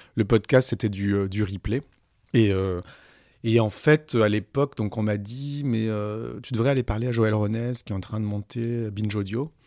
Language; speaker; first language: French; native; French